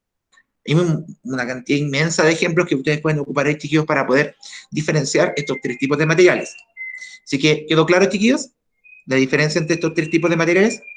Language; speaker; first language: Spanish; native; Spanish